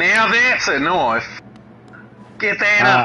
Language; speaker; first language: English; native; English